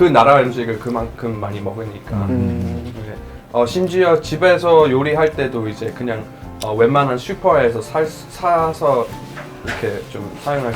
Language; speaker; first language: Korean; non-native, fluent; English